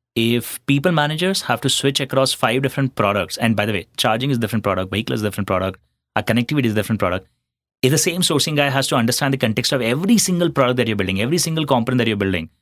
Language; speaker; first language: English; non-native, local second language; Hindi